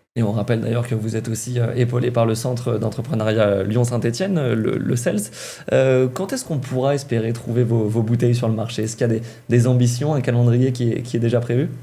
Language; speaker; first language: French; native; French